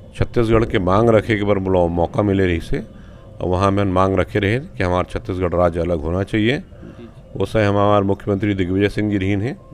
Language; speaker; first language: Hindi; native; Hindi